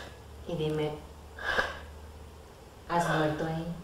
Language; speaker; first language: Spanish; native; Spanish